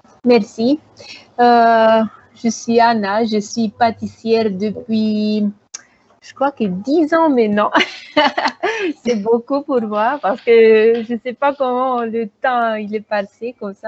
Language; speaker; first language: French; non-native, fluent; Romanian